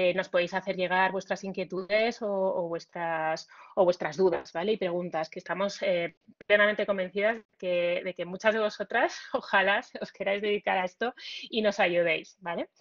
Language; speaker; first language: Spanish; native; Spanish